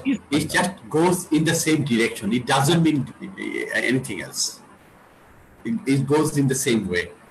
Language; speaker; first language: English; non-native, local second language; Bangla